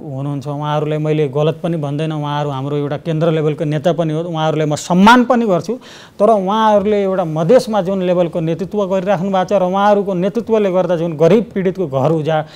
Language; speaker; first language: Nepali; native; Nepali